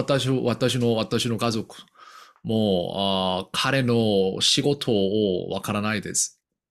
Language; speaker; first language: Japanese; non-native, learner; Korean